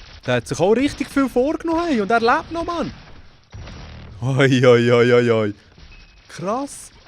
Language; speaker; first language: German; native; German